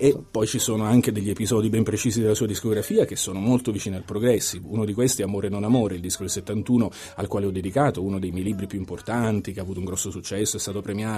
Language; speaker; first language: Italian; native; Italian